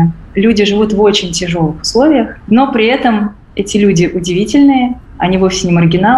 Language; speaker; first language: Russian; native; Russian